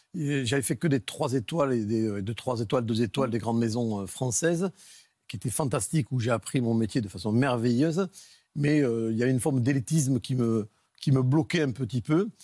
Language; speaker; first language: French; native; French